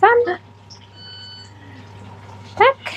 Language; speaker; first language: Norwegian; non-native, learner; Thai